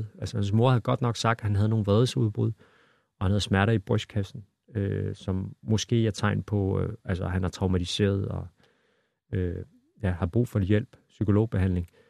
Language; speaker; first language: Danish; native; Danish